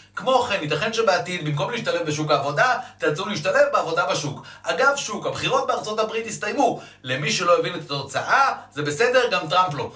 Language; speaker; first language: Hebrew; native; Hebrew